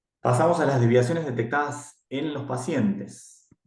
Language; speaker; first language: Spanish; native; Spanish